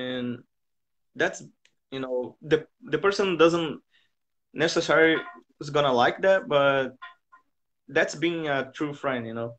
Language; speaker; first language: English; non-native, fluent; Portuguese